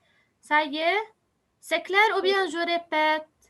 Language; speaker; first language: French; non-native, fluent; Arabic